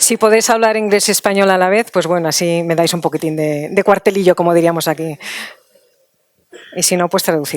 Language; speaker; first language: Spanish; native; Spanish